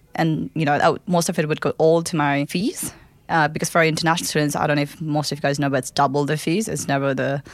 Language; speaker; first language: English; non-native, local second language; Nepali